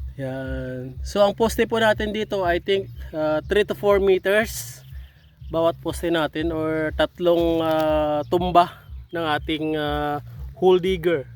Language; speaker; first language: Filipino; non-native, local second language; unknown